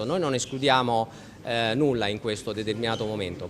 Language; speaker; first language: Italian; native; Italian